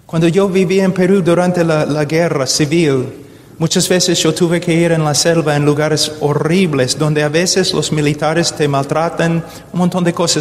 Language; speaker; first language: Spanish; non-native, fluent; English